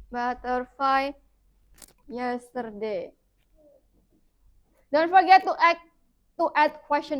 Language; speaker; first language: English; non-native, fluent; Indonesian